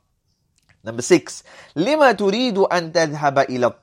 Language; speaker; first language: Arabic; non-native, fluent; English